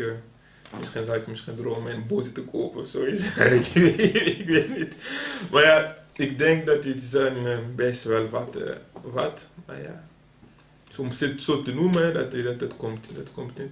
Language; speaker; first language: Dutch; non-native, local second language; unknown